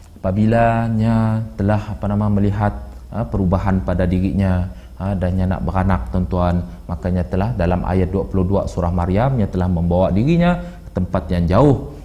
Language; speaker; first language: Malay; native; Malay